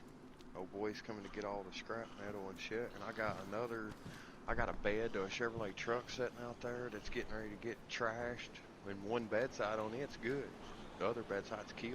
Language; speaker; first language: English; native; English